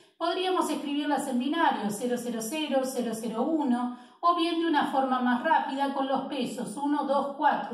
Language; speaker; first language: Spanish; native; Spanish